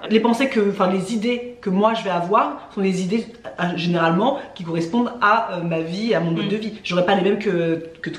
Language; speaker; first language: French; native; French